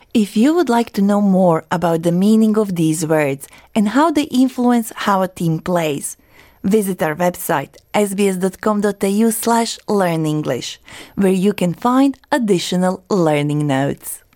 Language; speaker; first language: English; non-native, fluent; Croatian